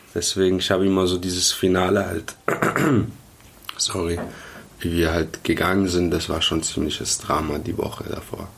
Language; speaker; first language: German; early bilingual, other home language; Arabic